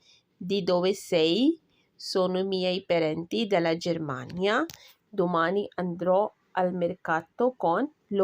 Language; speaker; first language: Italian; non-native, learner; Urdu